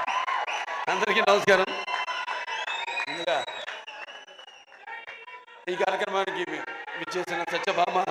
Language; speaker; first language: Telugu; native; Telugu